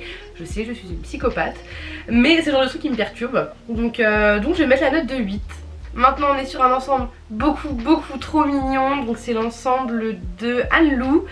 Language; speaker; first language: French; native; French